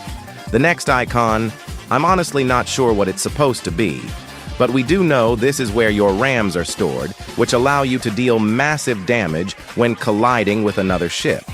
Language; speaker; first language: English; native; English